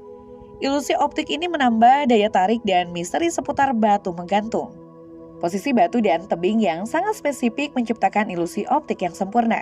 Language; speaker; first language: Indonesian; native; Indonesian